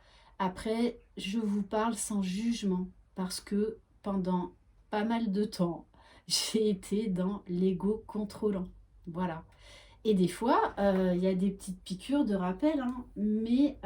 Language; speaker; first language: French; native; French